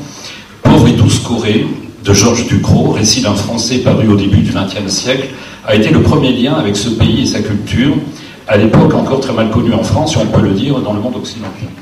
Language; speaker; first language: French; native; French